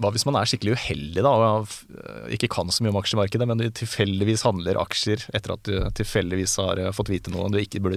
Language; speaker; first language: Norwegian; native; Norwegian